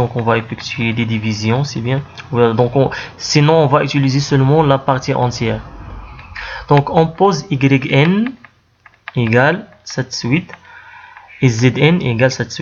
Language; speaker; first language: French; non-native, local second language; Arabic